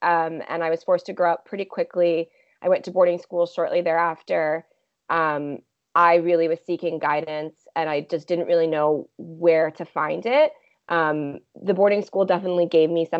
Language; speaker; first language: English; native; English